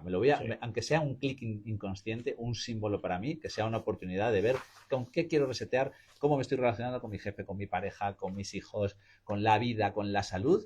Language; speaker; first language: Spanish; native; Spanish